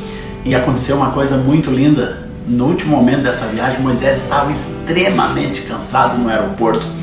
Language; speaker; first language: Portuguese; native; Portuguese